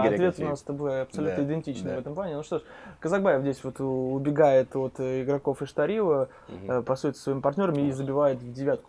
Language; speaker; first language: Russian; native; Russian